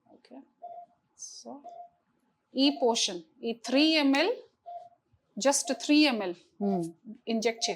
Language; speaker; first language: Telugu; non-native, fluent; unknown